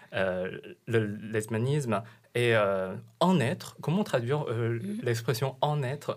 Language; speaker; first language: French; non-native, fluent; Chinese